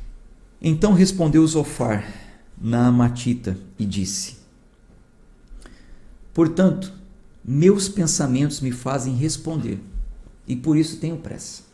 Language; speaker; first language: Portuguese; native; Portuguese